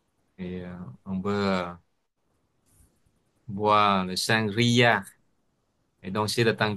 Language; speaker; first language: French; non-native, fluent; Vietnamese